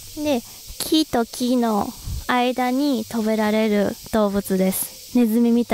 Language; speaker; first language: Japanese; non-native, fluent; Chinese